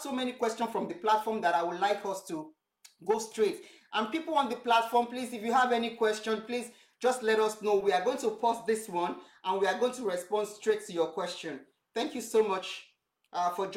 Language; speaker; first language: English; non-native, local second language; Yoruba